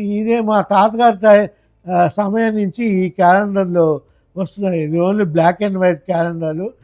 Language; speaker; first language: Telugu; native; Telugu